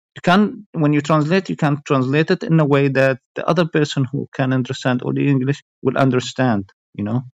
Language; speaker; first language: English; non-native, fluent; Arabic